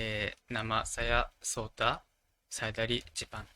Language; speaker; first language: Indonesian; non-native, learner; Japanese